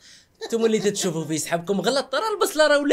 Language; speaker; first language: Arabic; native; Arabic